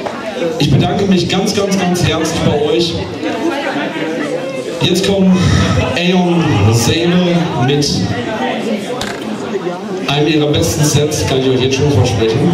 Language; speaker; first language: German; native; German